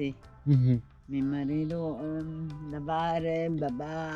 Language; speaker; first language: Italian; early bilingual, heritage; Italian